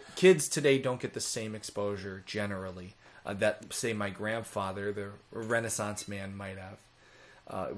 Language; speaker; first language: English; native; English